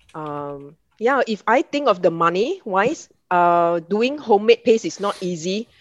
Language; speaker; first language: English; non-native, local second language; Min Nan Chinese